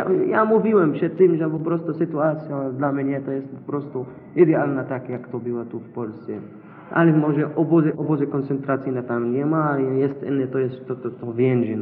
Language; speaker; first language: Polish; non-native, learner; Arabic